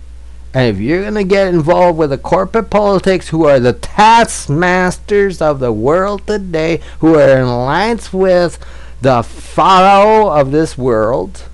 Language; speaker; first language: English; native; English